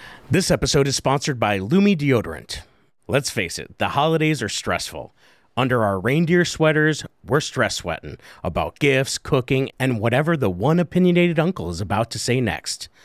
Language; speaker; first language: English; native; English